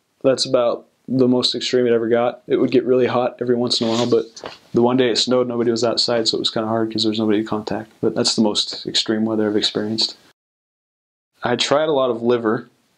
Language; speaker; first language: English; native; English